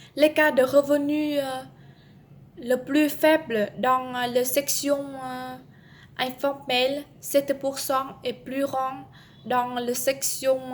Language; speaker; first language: French; non-native, learner; Vietnamese